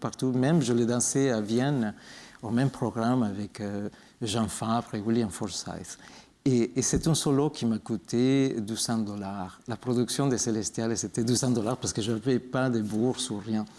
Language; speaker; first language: French; non-native, fluent; Spanish